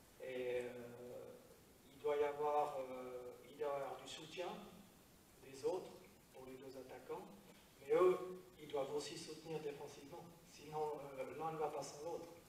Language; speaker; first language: French; native; French